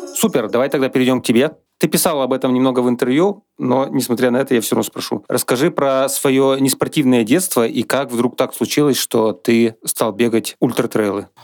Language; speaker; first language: Russian; native; Russian